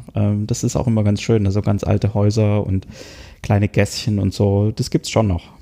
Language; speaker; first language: German; native; German